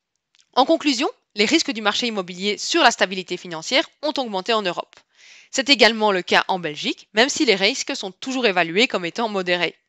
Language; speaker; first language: French; native; French